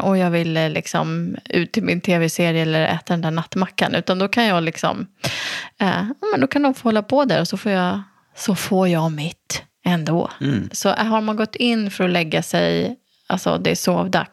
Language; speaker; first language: Swedish; native; Swedish